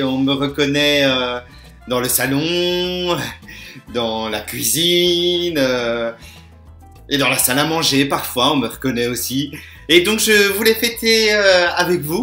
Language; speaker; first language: French; native; French